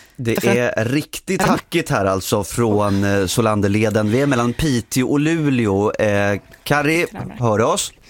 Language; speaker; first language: Swedish; native; Swedish